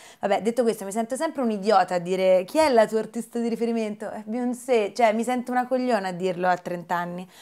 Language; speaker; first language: Italian; native; Italian